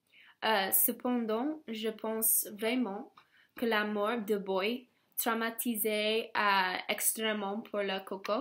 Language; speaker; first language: French; non-native, learner; English